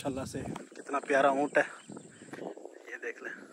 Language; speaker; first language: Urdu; non-native, local second language; Saraiki